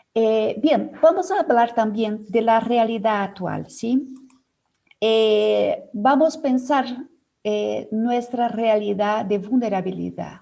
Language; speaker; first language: Spanish; non-native, fluent; Portuguese